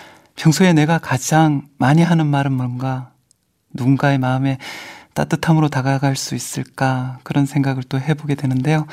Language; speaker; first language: Korean; native; Korean